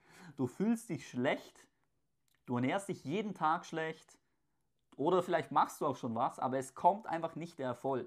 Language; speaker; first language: German; native; German